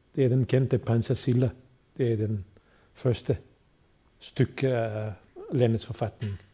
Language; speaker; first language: Danish; non-native, fluent; Bosnian